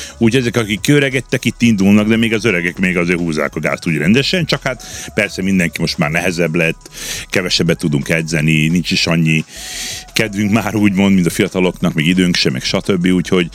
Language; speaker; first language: Hungarian; native; Hungarian